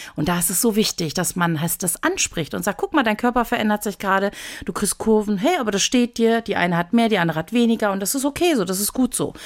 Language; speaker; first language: German; early bilingual, other home language; Turkish